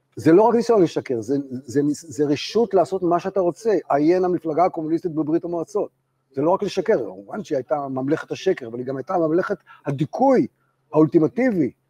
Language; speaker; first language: Hebrew; native; Hebrew